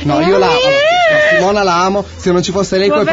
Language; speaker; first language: Italian; native; Italian